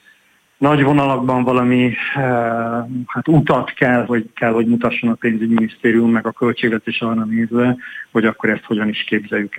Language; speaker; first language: Hungarian; native; Hungarian